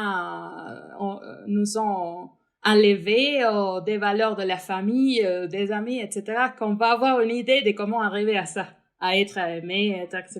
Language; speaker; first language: French; non-native, fluent; Spanish